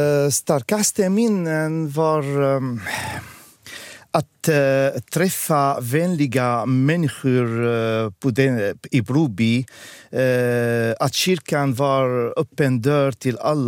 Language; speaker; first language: Swedish; non-native, fluent; Arabic